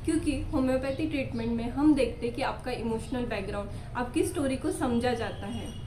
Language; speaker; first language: Hindi; non-native, local second language; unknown